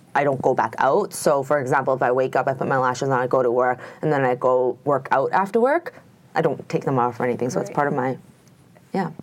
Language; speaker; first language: English; native; English